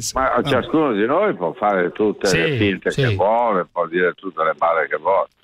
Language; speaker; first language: Italian; native; Italian